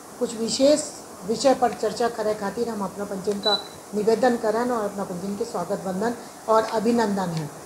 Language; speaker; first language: Hindi; native; Hindi